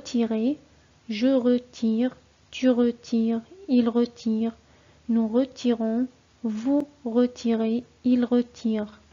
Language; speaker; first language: French; non-native, fluent; Arabic